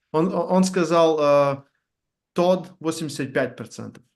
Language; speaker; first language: Russian; non-native, learner; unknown